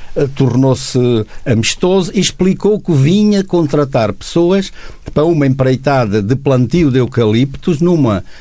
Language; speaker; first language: Portuguese; native; Portuguese